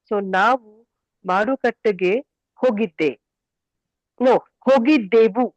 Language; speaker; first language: Kannada; non-native, learner; English